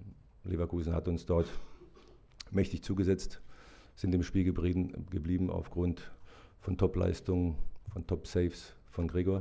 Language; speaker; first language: German; native; German